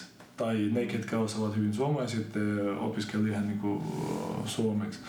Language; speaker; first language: Finnish; non-native, fluent; Ukrainian